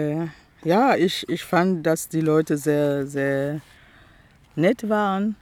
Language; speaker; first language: German; non-native, fluent; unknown